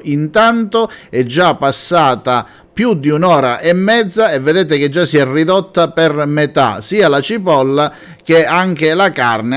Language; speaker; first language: Italian; native; Italian